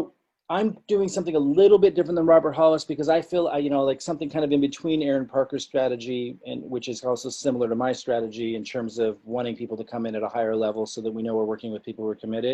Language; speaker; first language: English; native; English